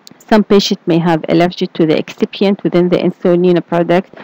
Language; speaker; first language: English; non-native, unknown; Arabic